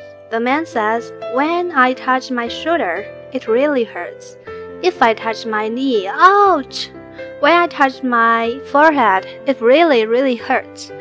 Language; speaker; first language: English; non-native, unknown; Chinese